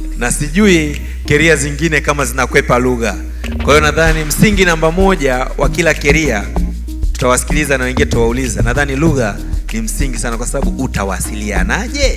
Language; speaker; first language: Swahili; native; Swahili